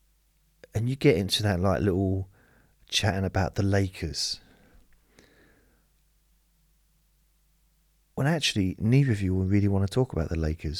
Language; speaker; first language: English; native; English